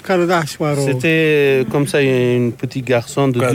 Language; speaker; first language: French; non-native, fluent; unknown